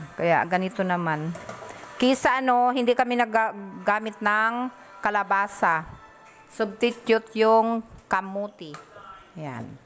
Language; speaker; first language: Filipino; non-native, local second language; Bikol